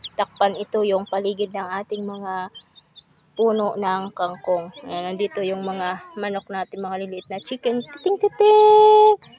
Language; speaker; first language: Filipino; non-native, local second language; Hiligaynon